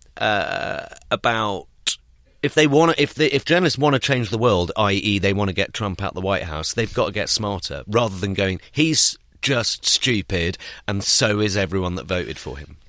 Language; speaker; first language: English; native; English